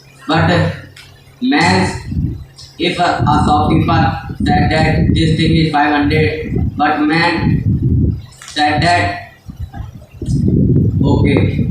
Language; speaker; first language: English; non-native, learner; Hindi